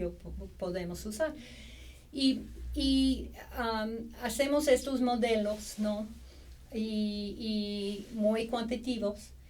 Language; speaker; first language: Spanish; non-native, fluent; English